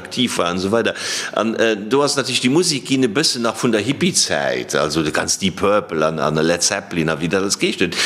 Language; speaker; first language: Luxembourgish; native; Luxembourgish